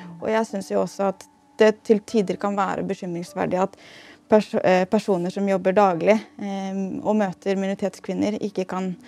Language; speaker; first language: Norwegian; native; Norwegian